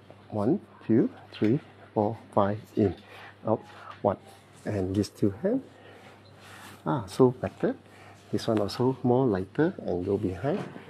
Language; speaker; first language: English; non-native, local second language; Cantonese